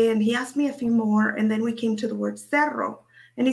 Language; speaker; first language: English; early bilingual, other home language; Spanish